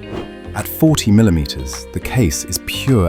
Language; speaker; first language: English; native; English